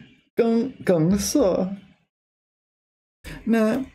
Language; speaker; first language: Chinese; non-native, learner; English